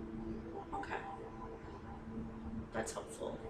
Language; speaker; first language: English; native; English